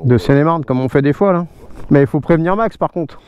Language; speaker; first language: French; native; French